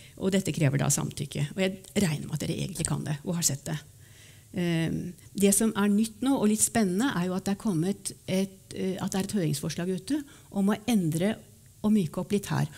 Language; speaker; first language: Norwegian; native; Norwegian